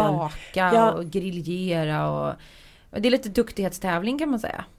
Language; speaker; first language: Swedish; early bilingual, other home language; Polish